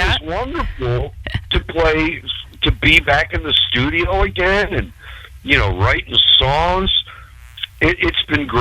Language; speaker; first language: English; native; English